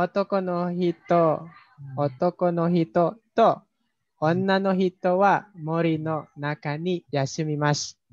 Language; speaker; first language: Japanese; non-native, learner; Indonesian